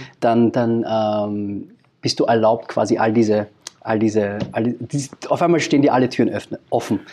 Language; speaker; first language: German; early bilingual, other home language; Filipino